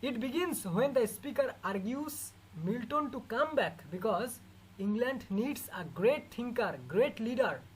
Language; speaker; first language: English; non-native, local second language; Bangla